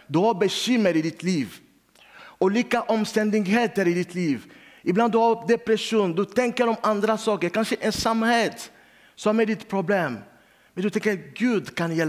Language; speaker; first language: Swedish; non-native, learner; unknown